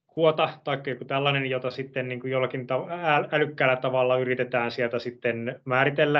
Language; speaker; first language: Finnish; native; Finnish